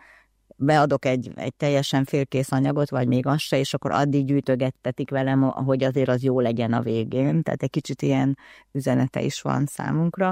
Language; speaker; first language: Hungarian; native; Hungarian